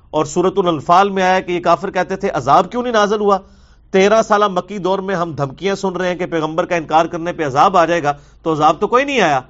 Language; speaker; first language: Urdu; non-native, local second language; Punjabi